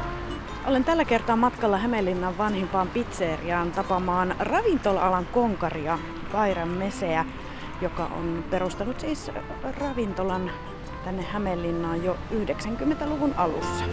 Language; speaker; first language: Finnish; native; Finnish